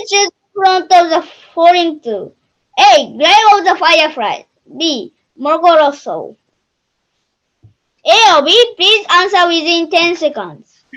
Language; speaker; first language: English; non-native, learner; Japanese